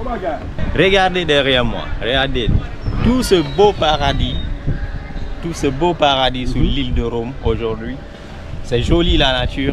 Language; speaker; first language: French; non-native, local second language; Susu